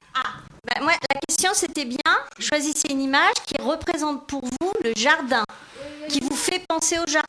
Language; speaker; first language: French; native; French